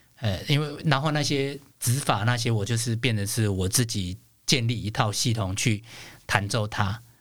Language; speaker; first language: Chinese; non-native, local second language; Hakka Chinese